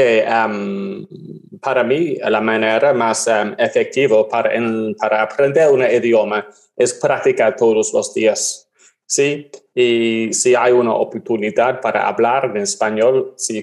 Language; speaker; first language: Spanish; non-native, learner; English